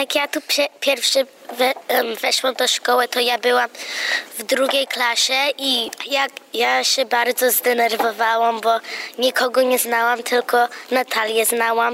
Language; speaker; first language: Polish; early bilingual, heritage; Polish